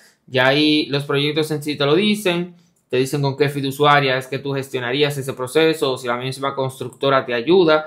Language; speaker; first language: Spanish; native; Spanish